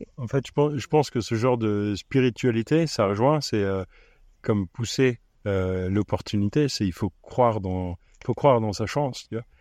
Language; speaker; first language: French; native; French